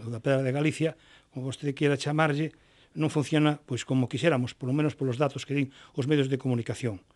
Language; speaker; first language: Galician; non-native, local second language; Spanish